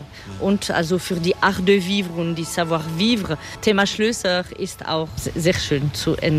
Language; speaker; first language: German; non-native, fluent; French